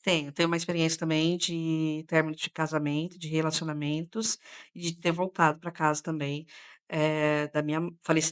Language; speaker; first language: Portuguese; native; Portuguese